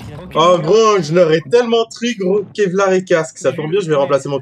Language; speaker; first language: French; native; French